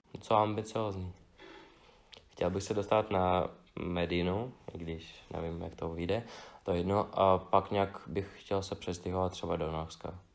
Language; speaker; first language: Czech; non-native, fluent; Russian